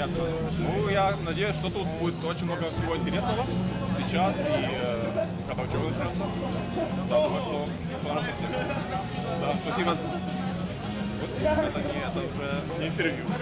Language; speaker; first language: Russian; early bilingual, heritage; Russian